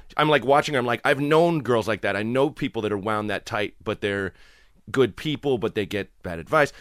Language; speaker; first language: English; native; English